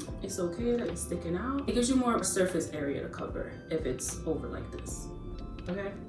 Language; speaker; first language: English; native; English